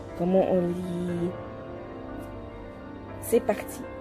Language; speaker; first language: French; non-native, learner; Arabic